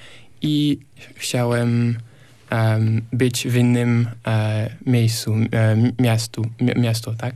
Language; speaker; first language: Polish; non-native, learner; French